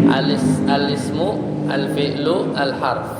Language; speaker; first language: Arabic; non-native, fluent; Indonesian